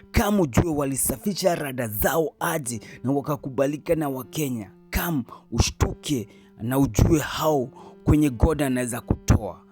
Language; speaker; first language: Swahili; native; Swahili